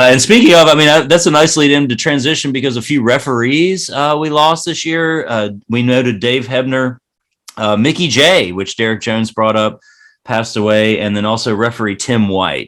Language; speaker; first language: English; native; English